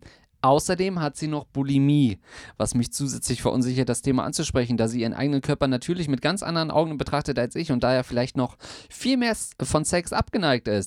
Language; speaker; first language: German; native; German